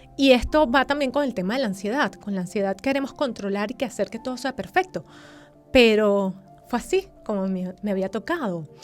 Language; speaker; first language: Spanish; native; Spanish